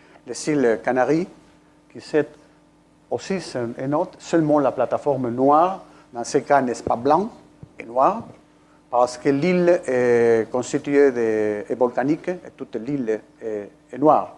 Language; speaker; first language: French; non-native, fluent; Spanish